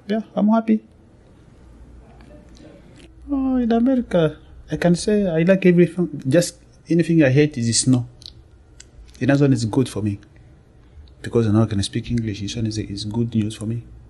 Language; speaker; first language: English; non-native, learner; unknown